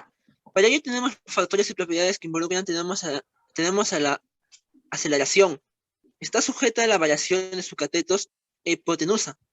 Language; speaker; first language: Spanish; native; Spanish